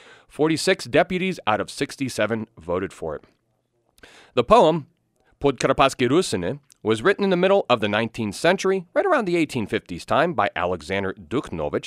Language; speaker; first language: English; native; English